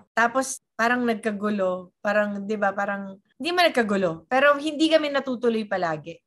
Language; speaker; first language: Filipino; native; Filipino